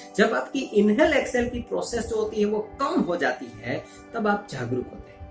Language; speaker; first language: Hindi; non-native, local second language; Gujarati